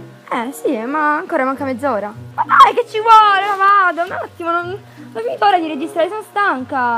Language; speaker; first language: Italian; native; Italian